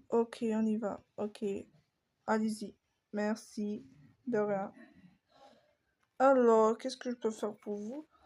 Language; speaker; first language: French; native; French